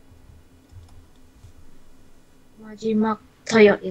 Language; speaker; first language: Korean; non-native, learner; Indonesian